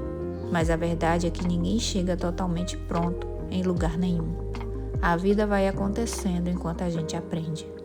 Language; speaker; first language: Portuguese; native; Portuguese